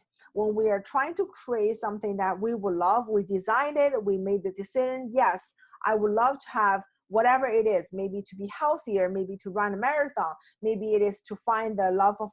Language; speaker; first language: English; non-native, fluent; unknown